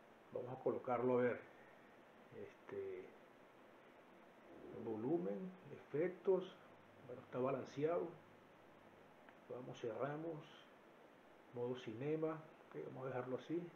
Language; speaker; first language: Spanish; native; Spanish